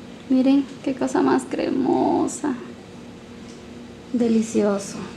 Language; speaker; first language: Spanish; native; Spanish